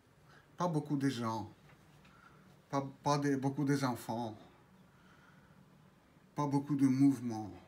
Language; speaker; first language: French; non-native, fluent; Russian